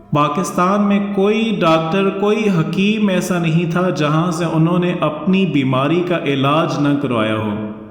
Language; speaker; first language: Urdu; non-native, local second language; Northern Hindko